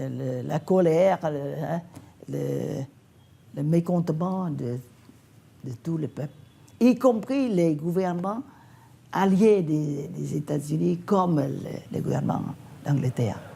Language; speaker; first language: French; non-native, fluent; Vietnamese